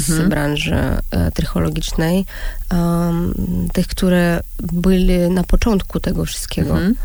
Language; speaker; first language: Polish; non-native, fluent; Russian